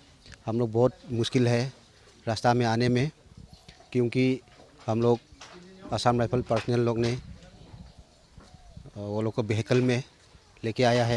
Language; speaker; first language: Hindi; non-native, local second language; Manipuri